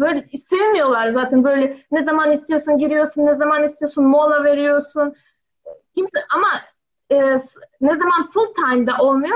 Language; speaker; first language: Turkish; non-native, learner; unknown